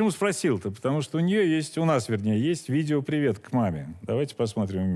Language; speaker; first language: Russian; native; Russian